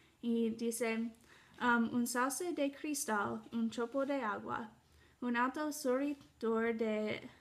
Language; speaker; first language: Spanish; non-native, learner; English